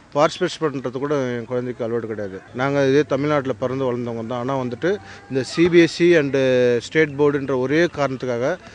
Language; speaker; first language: Tamil; native; Tamil